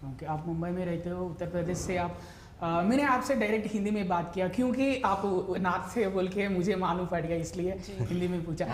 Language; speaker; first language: Hindi; non-native, local second language; Telugu